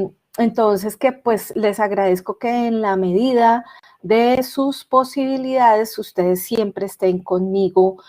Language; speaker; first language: Spanish; native; Spanish